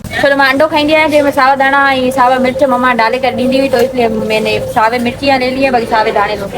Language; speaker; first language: Urdu; non-native, local second language; Sindhi